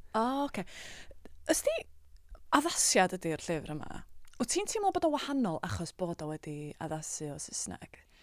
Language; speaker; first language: Welsh; native; Welsh